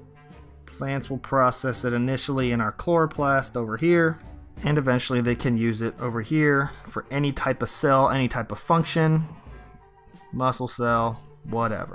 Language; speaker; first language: English; native; English